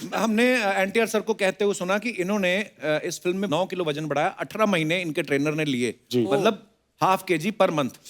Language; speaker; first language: Hindi; non-native, local second language; Punjabi